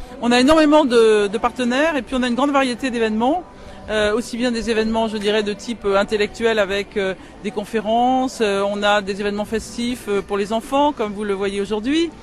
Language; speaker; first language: French; native; French